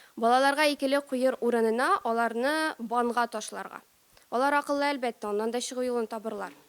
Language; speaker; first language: Tatar; native; Tatar